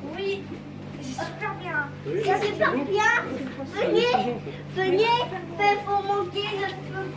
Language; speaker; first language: French; native; French